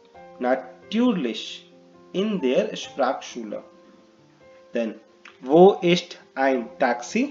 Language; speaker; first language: German; non-native, fluent; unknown